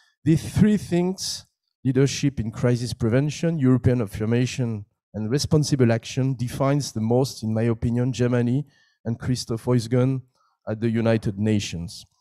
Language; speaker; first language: English; non-native, fluent; French